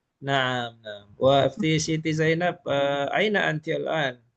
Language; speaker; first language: Arabic; non-native, fluent; Malay